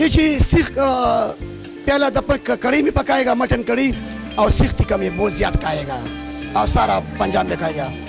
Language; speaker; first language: Hindi; non-native, local second language; Pashto